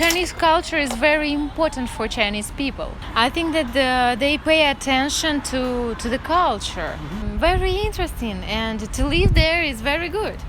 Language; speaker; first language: English; non-native, learner; Russian